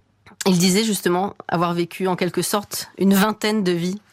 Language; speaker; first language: French; native; French